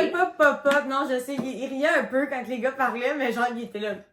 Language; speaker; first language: French; native; French